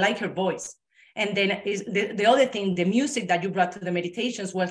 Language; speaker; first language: English; non-native, fluent; Spanish